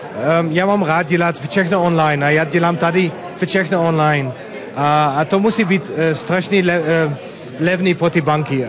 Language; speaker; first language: Czech; non-native, learner; Dutch